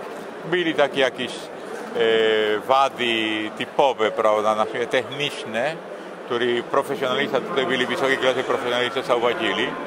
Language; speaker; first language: Polish; non-native, fluent; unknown